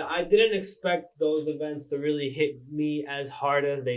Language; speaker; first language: English; native; English